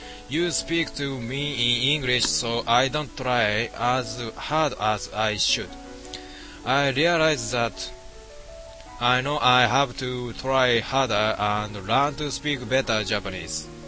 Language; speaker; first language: English; non-native, learner; Japanese